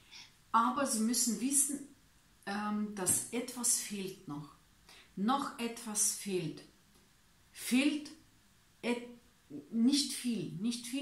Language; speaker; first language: German; non-native, learner; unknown